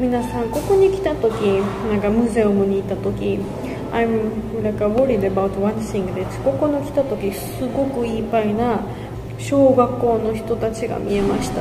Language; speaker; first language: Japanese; non-native, learner; Georgian